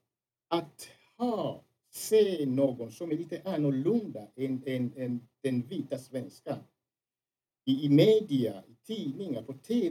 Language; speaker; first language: Swedish; non-native, fluent; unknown